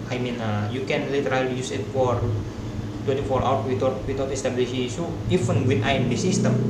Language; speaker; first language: English; non-native, learner; Indonesian